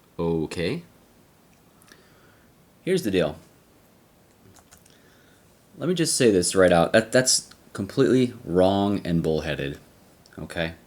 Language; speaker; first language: English; native; English